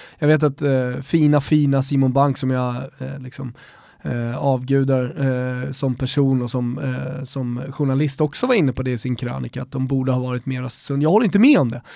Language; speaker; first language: Swedish; native; Swedish